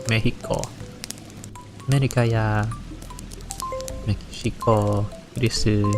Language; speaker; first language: Japanese; non-native, learner; English